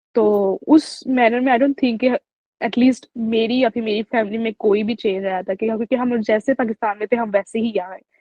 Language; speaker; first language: Urdu; native; Urdu